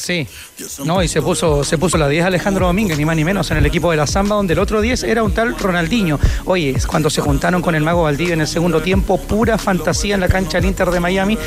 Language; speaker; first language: Spanish; native; Spanish